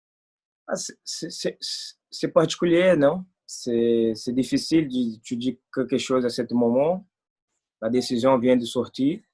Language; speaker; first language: French; non-native, fluent; Portuguese